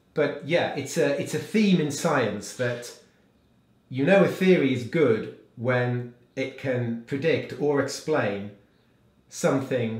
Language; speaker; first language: English; native; English